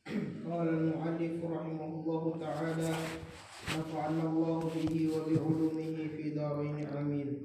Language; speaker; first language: Arabic; non-native, learner; Indonesian